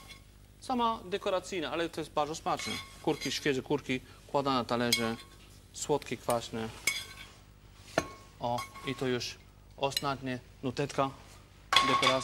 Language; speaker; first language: Polish; non-native, fluent; French